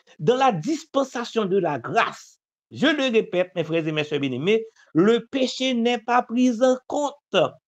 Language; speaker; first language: French; non-native, local second language; Haitian Creole